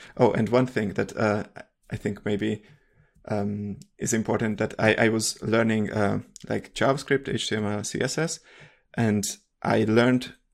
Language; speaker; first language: English; non-native, fluent; Hungarian